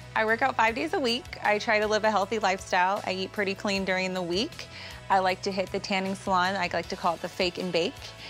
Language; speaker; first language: English; native; English